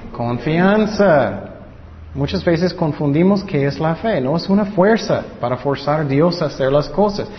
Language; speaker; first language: Spanish; non-native, fluent; English